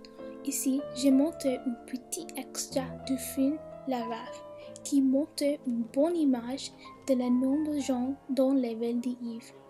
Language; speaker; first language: French; non-native, learner; English